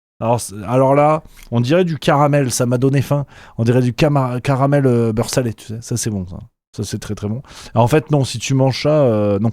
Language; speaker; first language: French; native; French